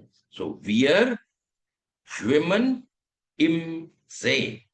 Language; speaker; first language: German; non-native, fluent; Telugu